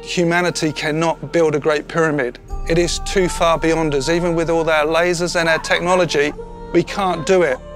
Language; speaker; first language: English; native; English